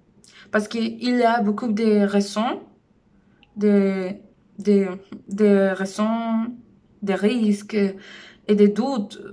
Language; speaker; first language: French; non-native, learner; Spanish